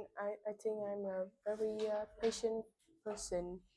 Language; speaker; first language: English; non-native, learner; Vietnamese